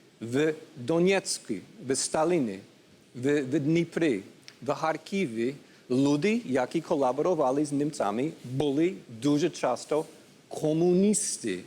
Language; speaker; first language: Ukrainian; non-native, learner; English